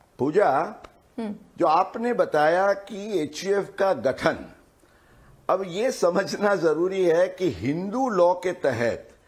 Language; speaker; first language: Hindi; non-native, local second language; Gujarati